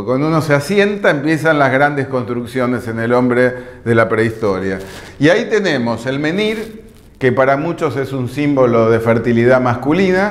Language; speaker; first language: Spanish; native; Spanish